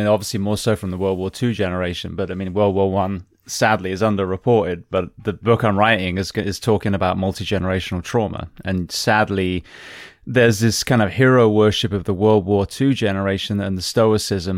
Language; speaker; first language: English; native; English